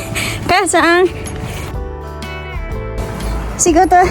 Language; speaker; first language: Japanese; non-native, learner; Filipino